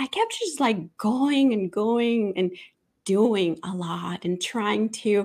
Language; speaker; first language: English; non-native, fluent; Spanish